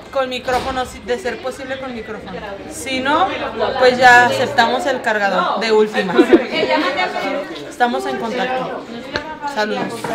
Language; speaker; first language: Spanish; native; Spanish